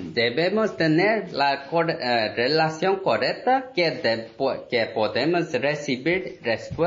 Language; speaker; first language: Spanish; non-native, learner; Korean